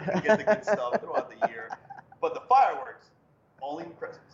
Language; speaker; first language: English; early bilingual, other home language; Spanish